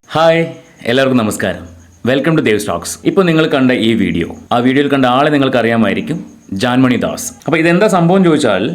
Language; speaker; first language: Malayalam; native; Malayalam